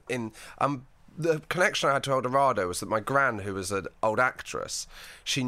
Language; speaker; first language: English; native; English